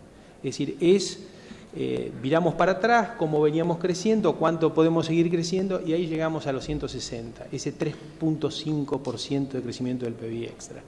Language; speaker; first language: Spanish; native; Spanish